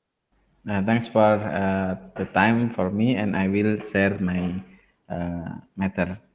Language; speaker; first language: English; non-native, learner; Indonesian